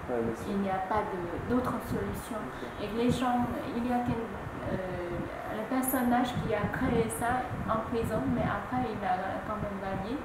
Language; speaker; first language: French; non-native, fluent; Vietnamese